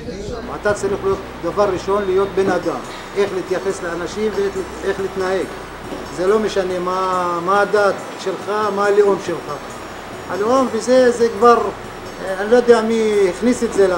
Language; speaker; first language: Hebrew; non-native, local second language; Arabic